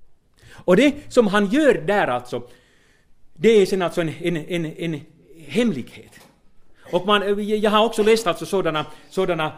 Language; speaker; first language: Swedish; non-native, fluent; Finnish